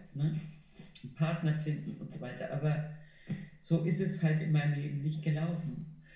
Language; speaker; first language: German; non-native, fluent; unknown